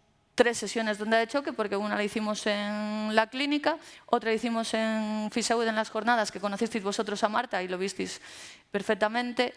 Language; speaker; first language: Spanish; native; Spanish